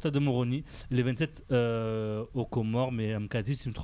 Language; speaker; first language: French; native; French